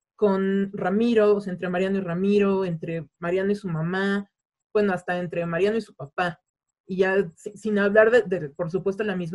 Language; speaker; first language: Spanish; native; Spanish